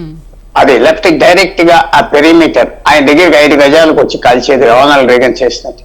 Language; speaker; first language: Telugu; native; Telugu